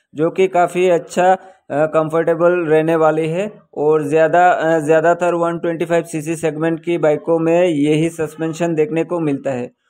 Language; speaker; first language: Hindi; native; Hindi